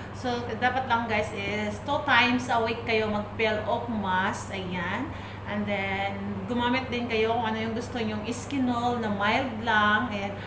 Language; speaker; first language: Filipino; native; Filipino